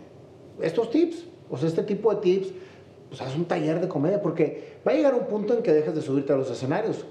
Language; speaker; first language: Spanish; native; Spanish